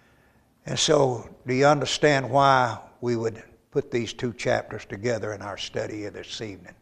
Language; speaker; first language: English; native; English